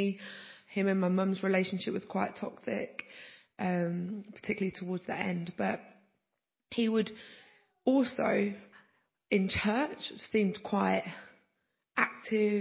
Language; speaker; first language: English; native; English